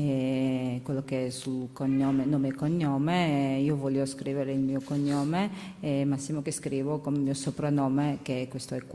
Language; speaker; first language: Italian; non-native, learner; Georgian